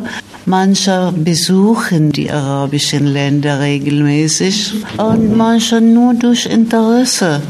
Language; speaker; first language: German; non-native, fluent; Arabic